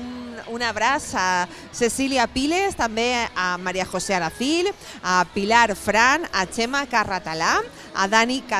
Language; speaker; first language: Catalan; native; Catalan